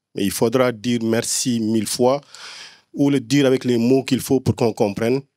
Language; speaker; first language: French; non-native, local second language; Wolof